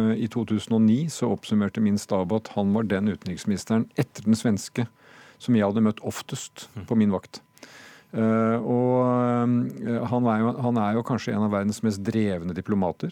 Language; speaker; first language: Norwegian; native; Norwegian